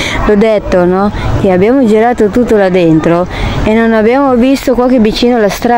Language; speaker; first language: Italian; non-native, learner; Filipino